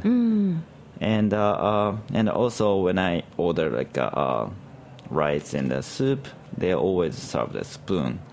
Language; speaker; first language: English; non-native, learner; Japanese